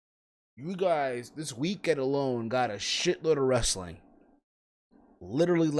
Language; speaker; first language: English; native; English